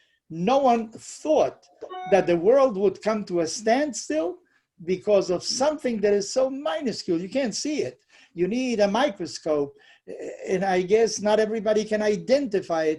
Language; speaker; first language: English; non-native, fluent; Spanish